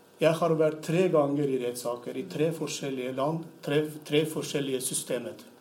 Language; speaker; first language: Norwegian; non-native, fluent; Turkmen